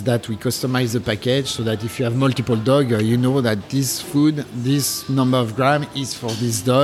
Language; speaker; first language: English; non-native, fluent; French